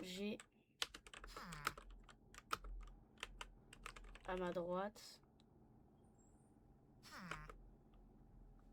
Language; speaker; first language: French; native; French